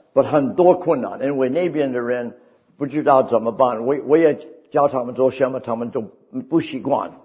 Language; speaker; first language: Chinese; non-native, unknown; English